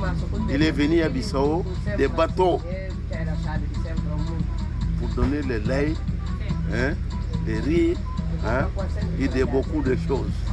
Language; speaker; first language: French; non-native, learner; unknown